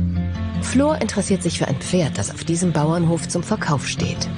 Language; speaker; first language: German; native; German